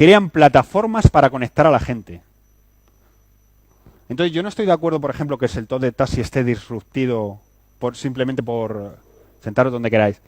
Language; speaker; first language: Spanish; native; Spanish